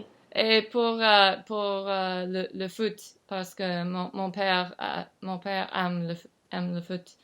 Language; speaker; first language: French; non-native, learner; English